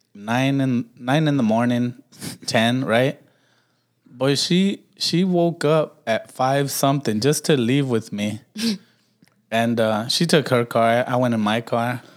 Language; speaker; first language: English; native; English